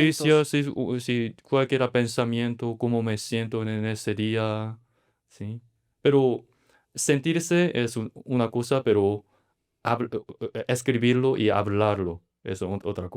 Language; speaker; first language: Spanish; non-native, learner; Korean